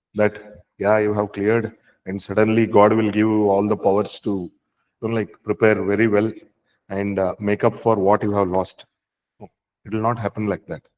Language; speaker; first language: English; non-native, local second language; Kannada